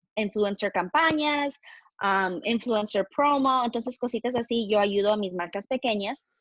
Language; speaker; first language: Spanish; early bilingual, heritage; Spanish